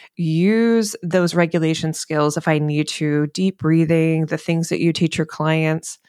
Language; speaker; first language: English; native; English